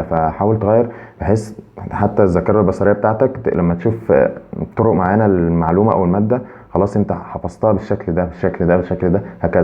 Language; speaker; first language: Arabic; native; Arabic